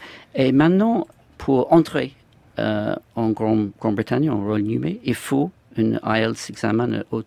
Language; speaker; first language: French; non-native, fluent; English